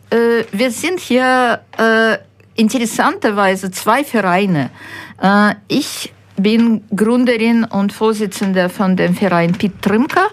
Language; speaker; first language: German; non-native, fluent; Ukrainian